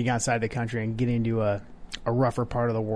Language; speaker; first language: English; native; English